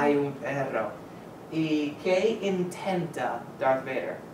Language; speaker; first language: Spanish; non-native, fluent; English